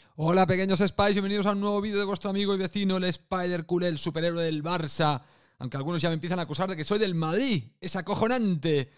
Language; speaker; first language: Spanish; native; Spanish